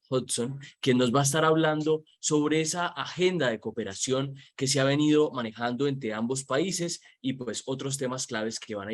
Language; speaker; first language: Spanish; native; Spanish